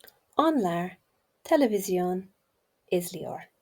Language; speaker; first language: Turkish; non-native, learner; English